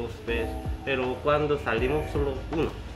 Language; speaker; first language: Spanish; non-native, learner; Korean